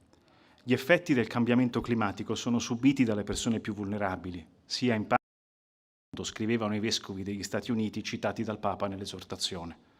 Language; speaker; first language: Italian; native; Italian